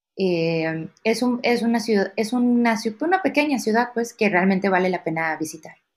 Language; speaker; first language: Spanish; native; Spanish